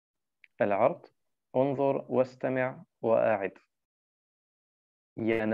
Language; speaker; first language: Arabic; non-native, fluent; German